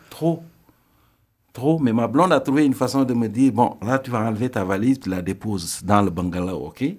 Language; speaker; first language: French; non-native, local second language; Serer